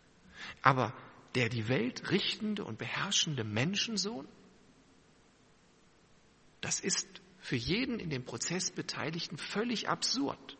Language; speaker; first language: German; native; German